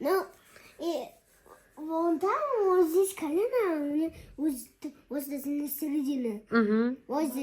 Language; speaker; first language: Russian; early bilingual, other home language; Tajik